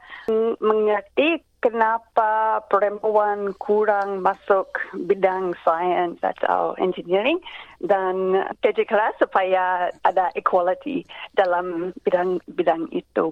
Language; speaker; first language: Indonesian; non-native, fluent; English